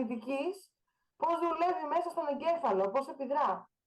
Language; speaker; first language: Greek; native; Greek